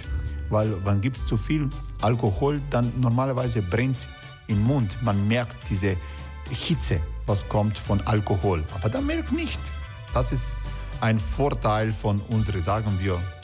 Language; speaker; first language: German; non-native, fluent; Croatian